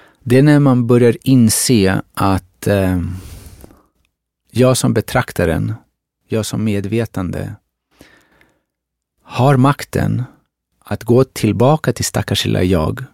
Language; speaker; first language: Swedish; early bilingual, other home language; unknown